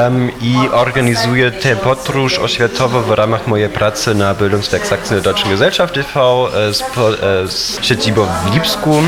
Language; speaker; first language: Polish; non-native, fluent; German